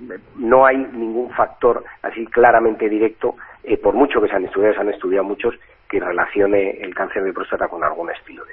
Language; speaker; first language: Spanish; native; Spanish